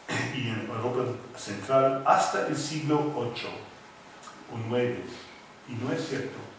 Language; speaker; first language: Spanish; non-native, fluent; English